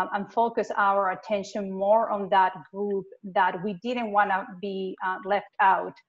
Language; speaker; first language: English; non-native, fluent; Spanish